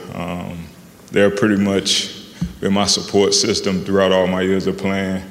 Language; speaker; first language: English; native; English